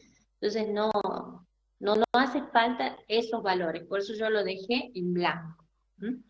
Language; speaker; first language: Spanish; native; Spanish